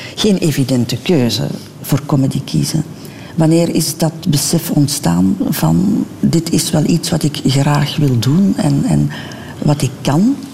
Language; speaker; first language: Dutch; native; Dutch